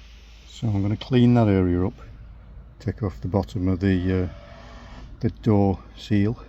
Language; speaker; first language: English; native; English